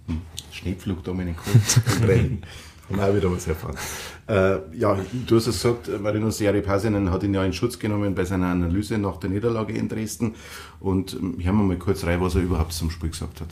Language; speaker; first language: German; native; German